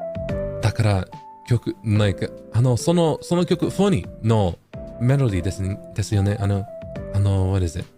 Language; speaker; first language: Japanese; non-native, learner; English